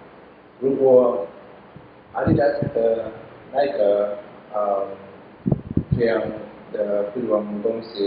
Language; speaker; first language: Chinese; non-native, learner; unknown